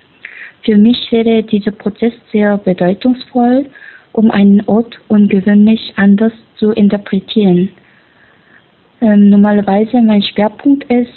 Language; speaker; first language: German; non-native, fluent; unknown